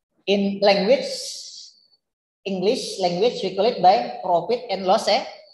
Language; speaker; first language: English; non-native, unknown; Indonesian